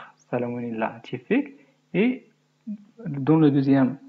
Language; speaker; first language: French; non-native, local second language; Arabic